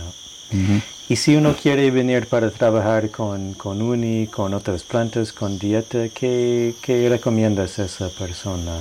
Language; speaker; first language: Spanish; non-native, learner; English